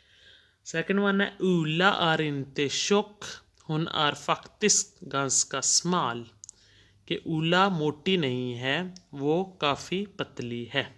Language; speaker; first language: Swedish; non-native, fluent; Hindi